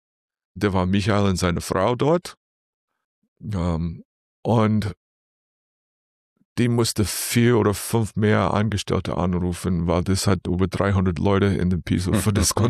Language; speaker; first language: German; non-native, learner; English